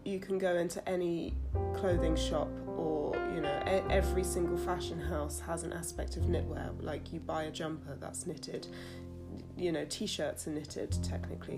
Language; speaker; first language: English; native; English